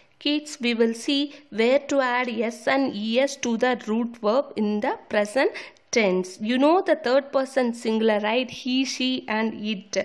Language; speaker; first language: English; non-native, local second language; Tamil